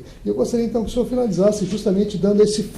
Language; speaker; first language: Portuguese; native; Portuguese